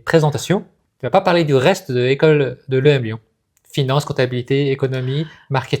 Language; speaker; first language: French; native; French